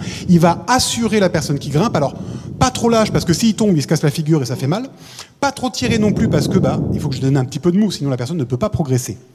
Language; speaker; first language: French; native; French